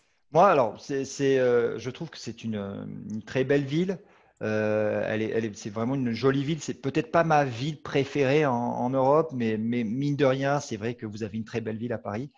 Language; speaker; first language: French; native; French